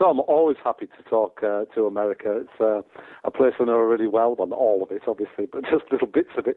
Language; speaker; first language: English; native; English